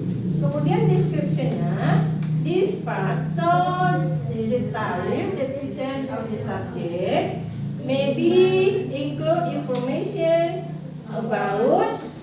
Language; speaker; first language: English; non-native, learner; Indonesian